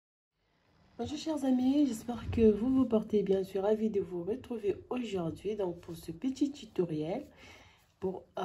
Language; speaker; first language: French; non-native, local second language; Arabic